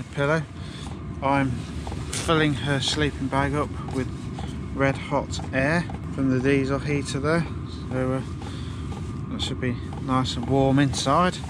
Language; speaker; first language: English; native; English